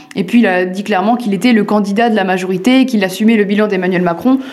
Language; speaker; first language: French; native; French